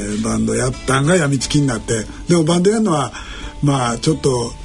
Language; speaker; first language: Japanese; native; Japanese